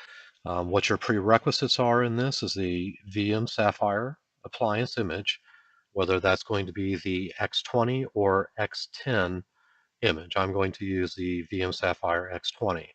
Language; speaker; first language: English; native; English